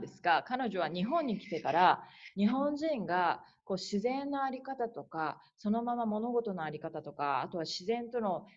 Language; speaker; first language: Japanese; native; Japanese